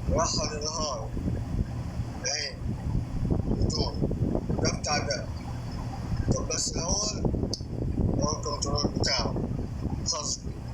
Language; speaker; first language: Arabic; native; Arabic